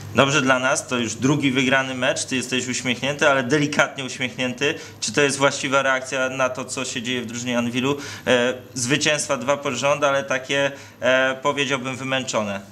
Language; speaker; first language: Polish; native; Polish